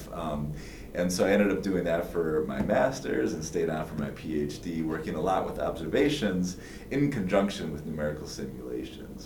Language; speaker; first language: English; native; English